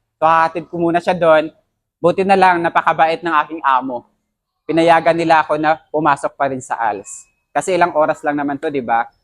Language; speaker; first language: Filipino; non-native, local second language; Hiligaynon